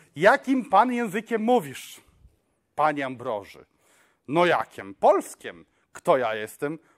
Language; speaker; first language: Polish; non-native, local second language; Kashubian